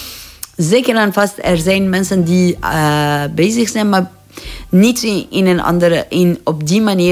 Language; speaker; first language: Dutch; non-native, fluent; Persian